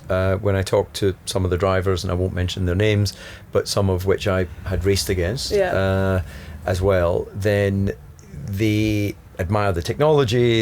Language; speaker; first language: English; native; English